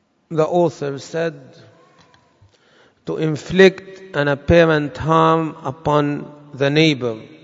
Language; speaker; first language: English; non-native, fluent; Arabic